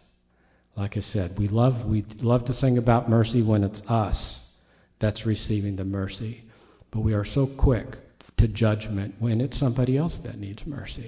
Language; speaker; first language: English; native; English